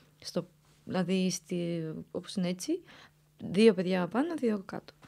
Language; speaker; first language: Greek; early bilingual, other home language; Romanian